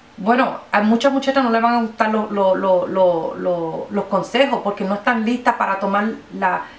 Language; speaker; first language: Spanish; early bilingual, heritage; Spanish